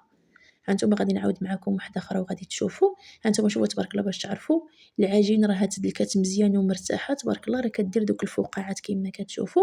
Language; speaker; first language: Arabic; native; Arabic